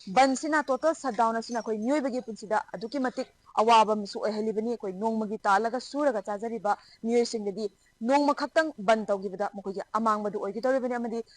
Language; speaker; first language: Manipuri; native; Manipuri